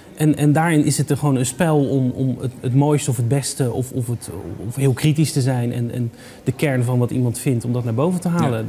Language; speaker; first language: Dutch; native; Dutch